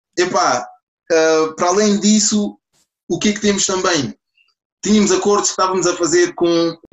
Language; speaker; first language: Portuguese; native; Portuguese